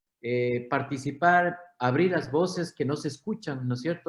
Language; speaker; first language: Spanish; native; Spanish